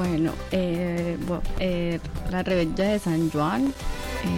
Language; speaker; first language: Catalan; non-native, learner; Spanish